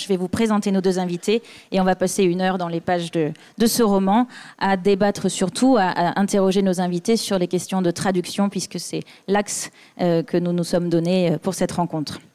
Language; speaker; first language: French; native; French